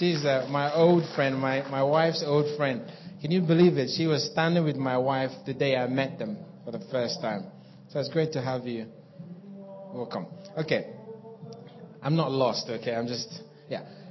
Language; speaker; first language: English; non-native, local second language; Igbo